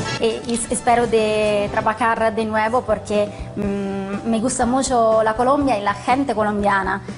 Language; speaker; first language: Spanish; non-native, learner; Italian